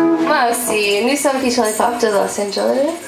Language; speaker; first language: French; non-native, learner; English